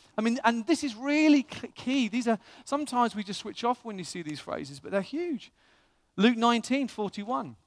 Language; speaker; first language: English; native; English